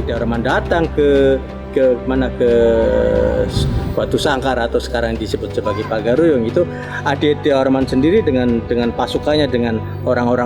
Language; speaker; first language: Malay; native; Malay